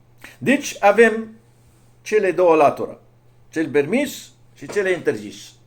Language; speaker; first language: Romanian; non-native, fluent; Arabic